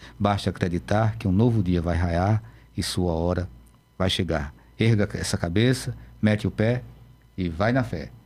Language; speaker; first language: Portuguese; native; Portuguese